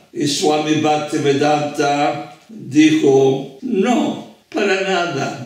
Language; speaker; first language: Spanish; non-native, fluent; French